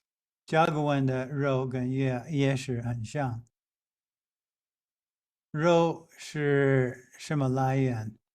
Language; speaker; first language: Chinese; non-native, fluent; English